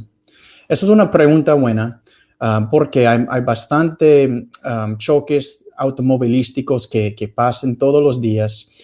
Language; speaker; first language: Spanish; non-native, fluent; English